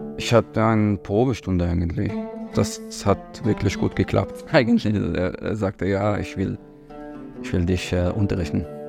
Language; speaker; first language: German; non-native, learner; Arabic